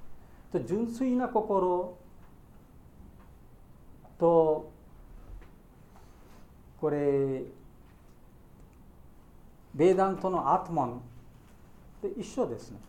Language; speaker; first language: Japanese; non-native, learner; Bangla